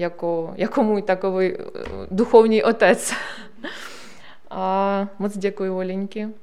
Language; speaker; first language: Czech; non-native, learner; Ukrainian